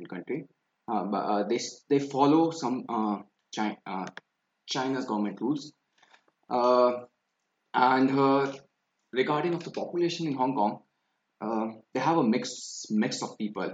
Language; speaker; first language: English; non-native, local second language; Hindi